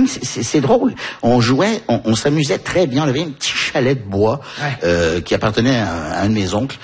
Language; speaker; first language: French; early bilingual, heritage; French